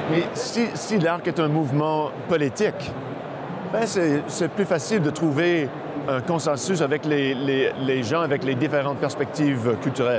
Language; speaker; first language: French; non-native, local second language; English